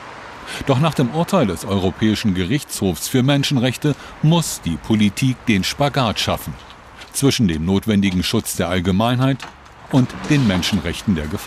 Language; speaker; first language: German; native; German